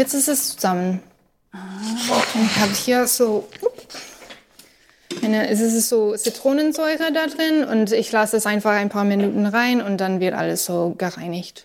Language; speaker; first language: German; non-native, learner; English